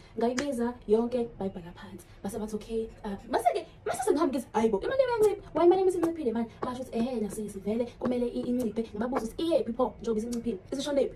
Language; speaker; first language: Zulu; native; Zulu